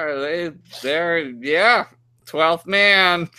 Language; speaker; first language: English; native; English